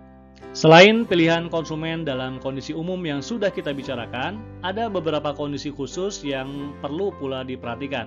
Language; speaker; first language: Indonesian; native; Indonesian